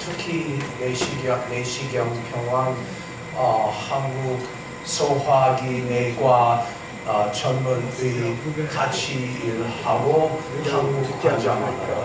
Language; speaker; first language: Korean; non-native, learner; English